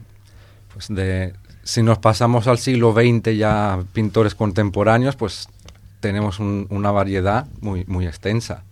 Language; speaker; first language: Spanish; native; Spanish